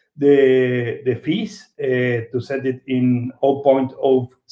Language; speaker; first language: English; non-native, fluent; Spanish